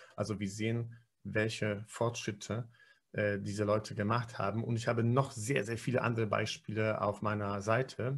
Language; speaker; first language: German; non-native, fluent; Polish